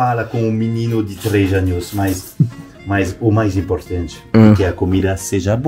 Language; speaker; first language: Portuguese; non-native, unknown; French